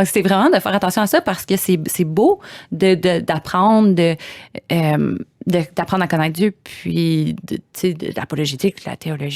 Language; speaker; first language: French; native; French